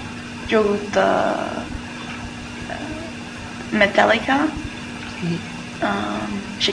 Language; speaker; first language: Spanish; non-native, learner; English